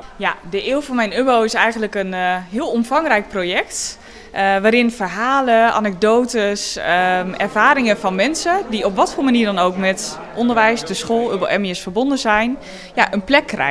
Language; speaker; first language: Dutch; native; Dutch